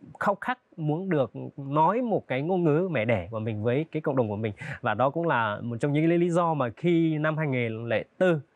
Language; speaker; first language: Vietnamese; non-native, local second language; Hmong